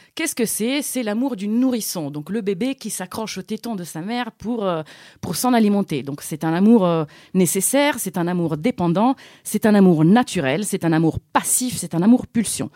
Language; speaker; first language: French; non-native, fluent; Italian